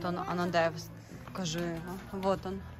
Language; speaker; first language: Russian; native; Russian